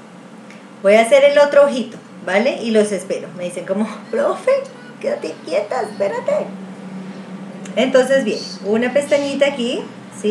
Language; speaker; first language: Spanish; native; Spanish